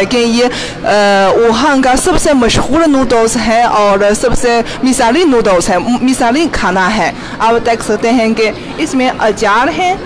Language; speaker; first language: Hindi; non-native, fluent; Chinese